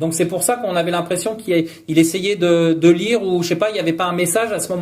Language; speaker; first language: French; native; French